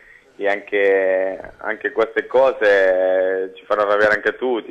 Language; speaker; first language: Italian; non-native, fluent; Spanish